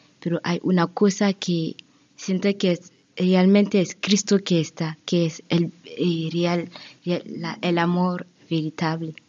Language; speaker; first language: Spanish; non-native, learner; French